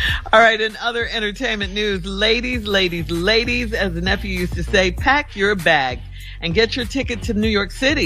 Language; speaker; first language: English; native; English